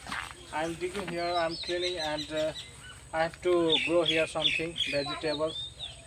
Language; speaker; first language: English; non-native, learner; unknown